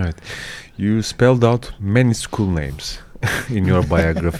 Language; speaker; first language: English; non-native, fluent; Turkish